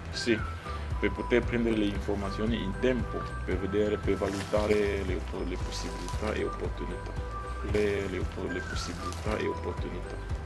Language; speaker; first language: Italian; non-native, fluent; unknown